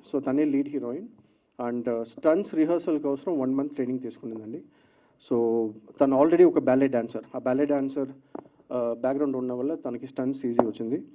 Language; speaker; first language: Telugu; native; Telugu